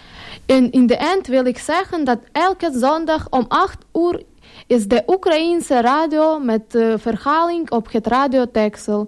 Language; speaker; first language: Dutch; non-native, learner; Ukrainian